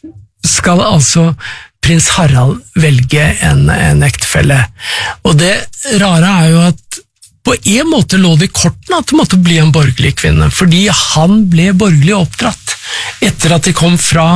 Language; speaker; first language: Norwegian; native; Norwegian